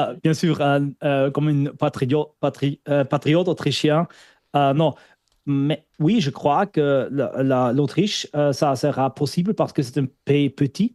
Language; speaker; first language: French; non-native, fluent; German